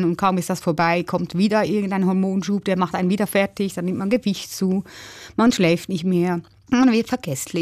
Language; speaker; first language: German; native; German